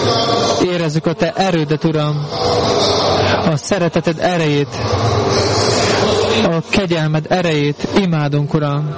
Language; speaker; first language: Hungarian; native; Hungarian